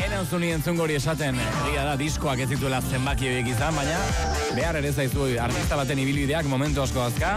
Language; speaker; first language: Basque; native; Basque